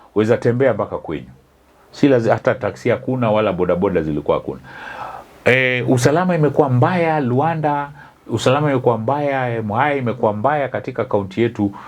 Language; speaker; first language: Swahili; non-native, local second language; Luyia